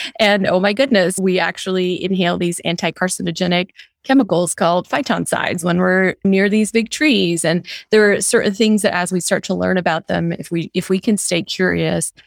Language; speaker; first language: English; early bilingual, other home language; Hindi